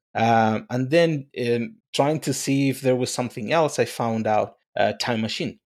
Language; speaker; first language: English; non-native, fluent; Spanish